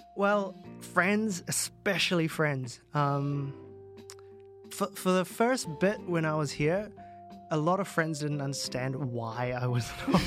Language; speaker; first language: English; native; English